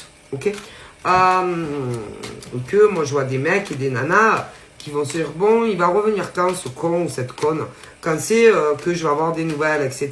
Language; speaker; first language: French; native; French